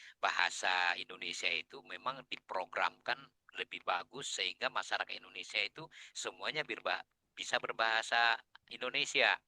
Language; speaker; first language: Indonesian; non-native, local second language; Batak Toba